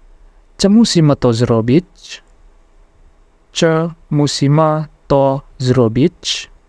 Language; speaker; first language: Polish; non-native, fluent; Indonesian